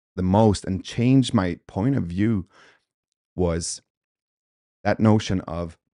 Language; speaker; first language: English; early bilingual, other home language; Swedish